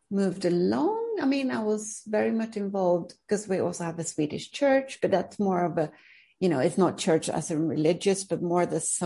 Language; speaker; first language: English; non-native, fluent; Swedish